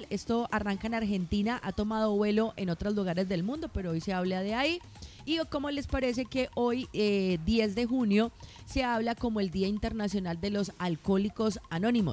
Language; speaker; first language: Spanish; native; Spanish